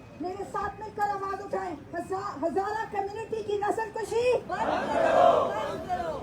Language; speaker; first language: Urdu; native; Urdu